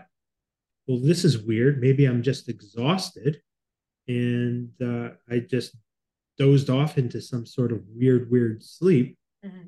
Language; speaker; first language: English; native; English